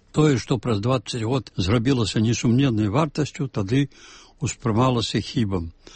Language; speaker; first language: Belarusian; native; Belarusian